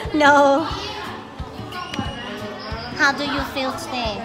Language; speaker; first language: English; non-native, learner; Thai